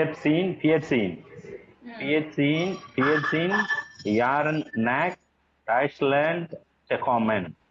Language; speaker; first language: German; non-native, learner; Tamil